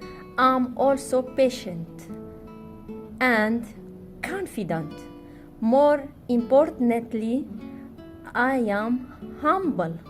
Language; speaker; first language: English; non-native, learner; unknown